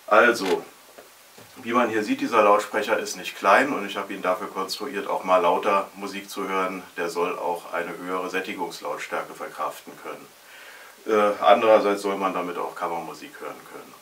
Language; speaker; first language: German; native; German